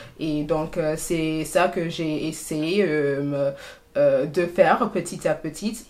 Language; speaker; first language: French; non-native, fluent; English